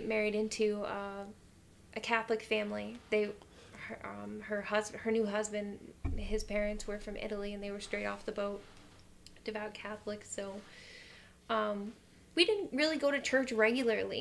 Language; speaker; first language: English; native; English